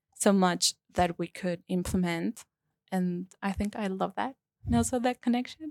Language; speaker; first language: English; non-native, fluent; Spanish